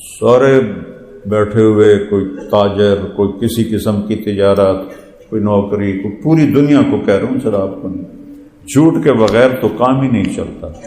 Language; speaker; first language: Urdu; non-native, local second language; Punjabi